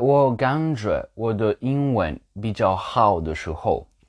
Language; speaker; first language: Chinese; non-native, learner; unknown